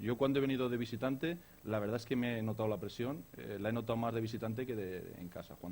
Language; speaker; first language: Spanish; native; Spanish